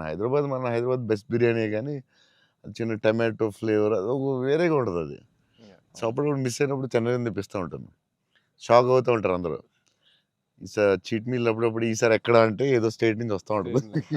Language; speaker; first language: Telugu; native; Telugu